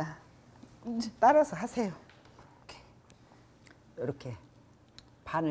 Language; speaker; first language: Korean; native; Korean